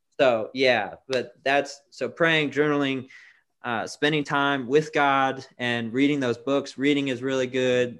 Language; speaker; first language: English; native; English